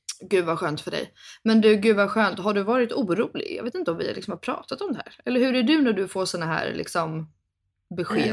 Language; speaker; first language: Swedish; native; Swedish